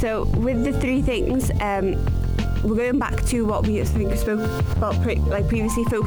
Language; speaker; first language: English; native; English